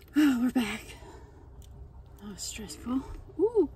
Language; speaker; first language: English; non-native, fluent; Turkish